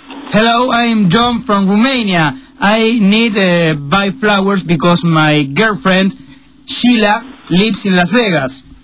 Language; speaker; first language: English; non-native, learner; Spanish